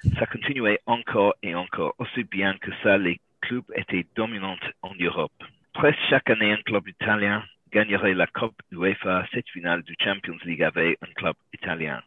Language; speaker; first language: French; non-native, learner; English